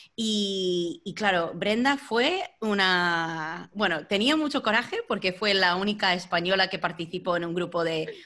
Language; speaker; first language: Spanish; non-native, fluent; English